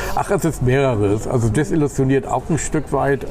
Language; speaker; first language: German; native; German